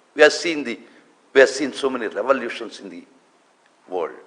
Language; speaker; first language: English; non-native, local second language; Telugu